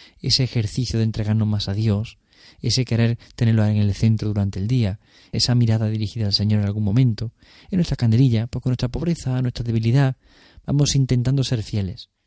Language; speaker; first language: Spanish; native; Spanish